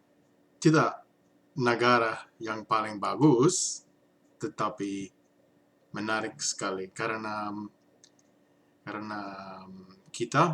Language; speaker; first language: Indonesian; non-native, learner; English